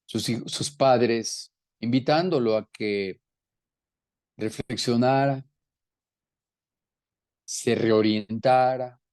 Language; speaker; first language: Spanish; native; Spanish